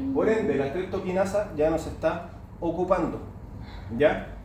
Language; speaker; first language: Spanish; native; Spanish